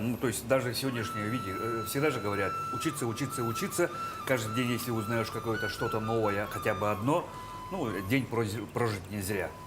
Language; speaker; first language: Russian; native; Russian